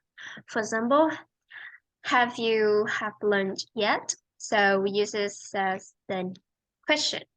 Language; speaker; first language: English; non-native, fluent; Vietnamese